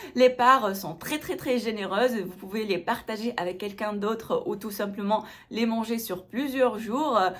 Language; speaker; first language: French; non-native, local second language; Arabic